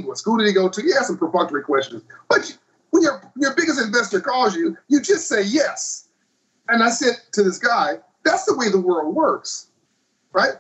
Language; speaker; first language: English; native; English